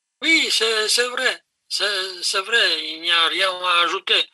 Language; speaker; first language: French; non-native, fluent; Polish